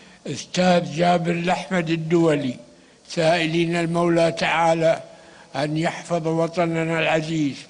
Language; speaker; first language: Arabic; native; Arabic